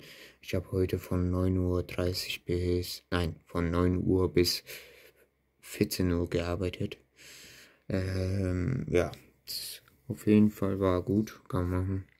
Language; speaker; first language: German; early bilingual, other home language; Turkish